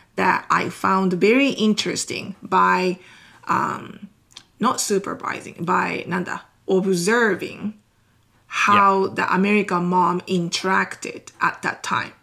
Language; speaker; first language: English; non-native, fluent; Japanese